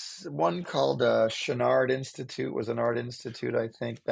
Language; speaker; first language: English; native; English